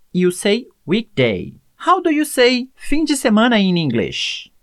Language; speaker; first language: English; non-native, fluent; Portuguese